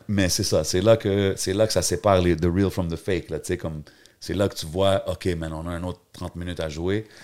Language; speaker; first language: French; native; French